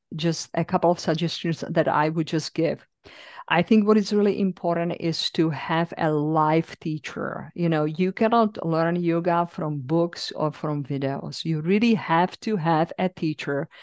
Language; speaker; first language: English; non-native, fluent; Czech